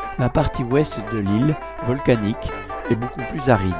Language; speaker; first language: French; native; French